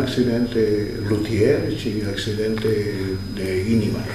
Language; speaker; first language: Romanian; non-native, learner; Spanish